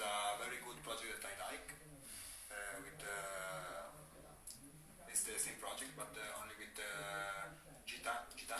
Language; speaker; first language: English; non-native, learner; Italian